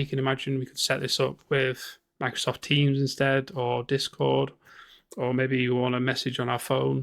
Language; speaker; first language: English; native; English